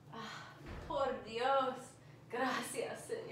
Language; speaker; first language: Spanish; non-native, learner; English